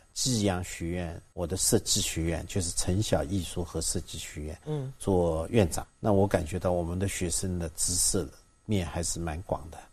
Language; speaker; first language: Chinese; native; Chinese